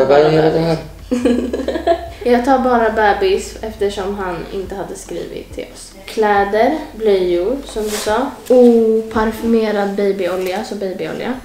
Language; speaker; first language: Swedish; native; Swedish